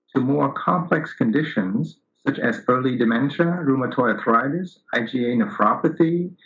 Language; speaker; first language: English; early bilingual, other home language; Vietnamese